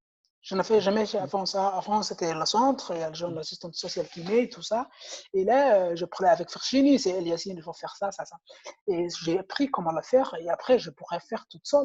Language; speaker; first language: French; non-native, learner; Somali